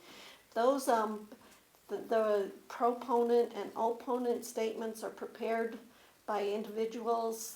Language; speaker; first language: English; native; English